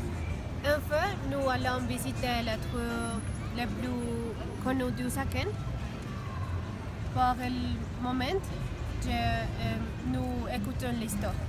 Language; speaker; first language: French; non-native, learner; Spanish